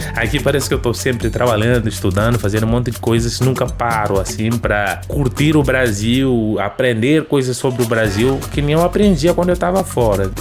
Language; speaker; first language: Portuguese; non-native, local second language; Upper Guinea Crioulo